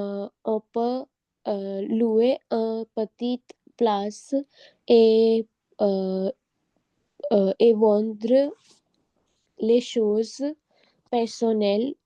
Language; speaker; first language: French; non-native, learner; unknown